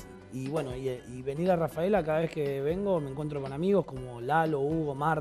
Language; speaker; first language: Spanish; native; Spanish